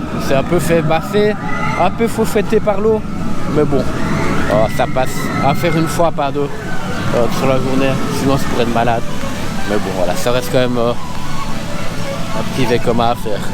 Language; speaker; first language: French; native; French